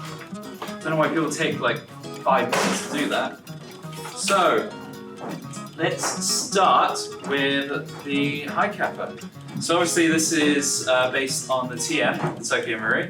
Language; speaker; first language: English; native; English